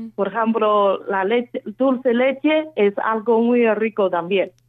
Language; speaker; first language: Spanish; non-native, fluent; Chinese